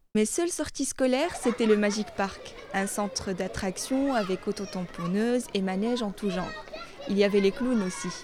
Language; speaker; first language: French; non-native, local second language; Arabic